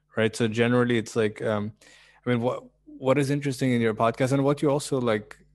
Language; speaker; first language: English; early bilingual, other home language; Russian